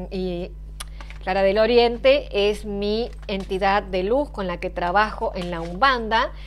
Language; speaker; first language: Spanish; native; Spanish